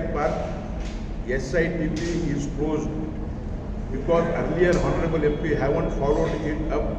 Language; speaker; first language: English; non-native, local second language; Kannada